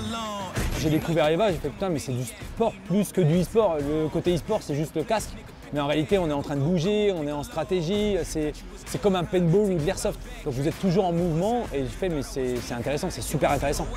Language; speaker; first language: French; native; French